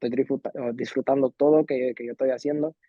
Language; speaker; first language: Spanish; early bilingual, heritage; Spanish